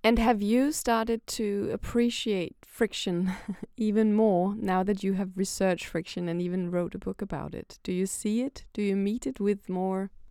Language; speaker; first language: English; non-native, fluent; Danish